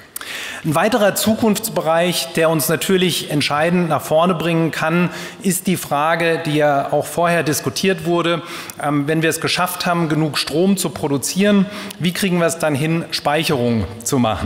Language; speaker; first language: German; native; German